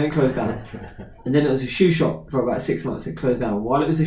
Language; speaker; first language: English; native; English